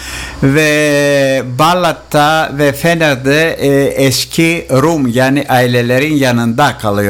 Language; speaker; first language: Turkish; non-native, local second language; Greek